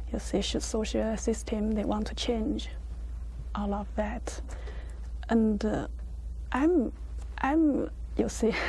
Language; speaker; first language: English; non-native, learner; Chinese